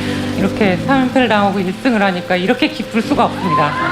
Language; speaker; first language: Korean; native; Korean